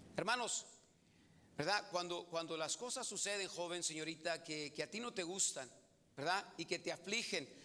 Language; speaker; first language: Spanish; early bilingual, heritage; Spanish